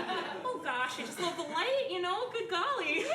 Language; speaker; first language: English; native; English